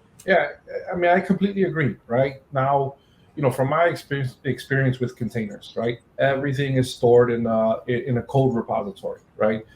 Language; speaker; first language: English; native; English